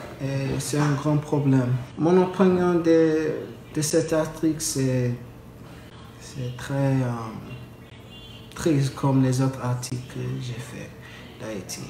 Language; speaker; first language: French; non-native, learner; English